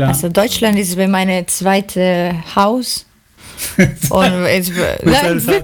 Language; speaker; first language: German; non-native, learner; Greek